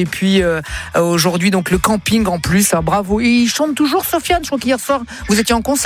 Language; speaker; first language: French; native; French